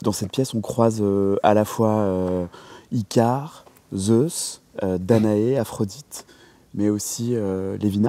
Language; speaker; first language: French; native; French